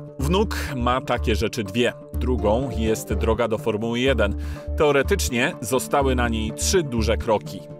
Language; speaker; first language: Polish; native; Polish